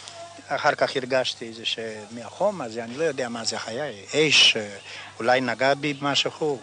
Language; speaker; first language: Hebrew; non-native, fluent; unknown